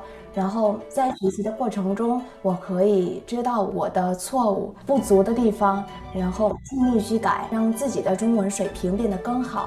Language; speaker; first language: Chinese; non-native, fluent; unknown